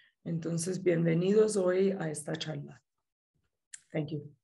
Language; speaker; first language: Spanish; native; Spanish